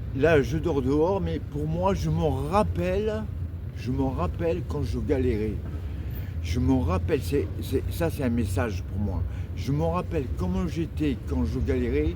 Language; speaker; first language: French; native; French